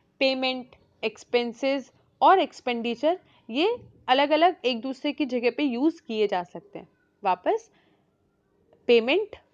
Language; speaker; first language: Hindi; native; Hindi